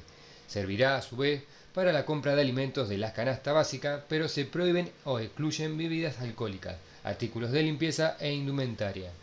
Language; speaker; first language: Spanish; native; Spanish